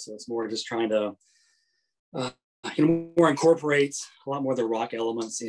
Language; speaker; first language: English; native; English